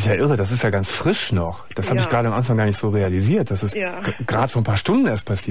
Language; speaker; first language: German; native; German